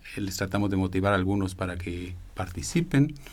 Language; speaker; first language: Spanish; native; Spanish